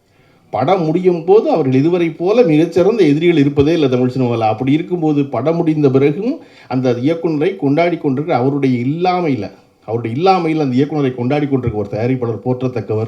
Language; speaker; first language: Tamil; native; Tamil